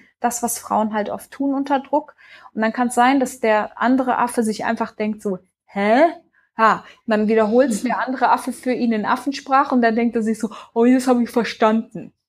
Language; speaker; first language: German; early bilingual, heritage; German